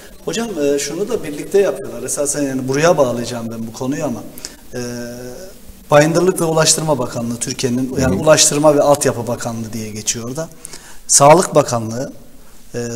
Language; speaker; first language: Turkish; native; Turkish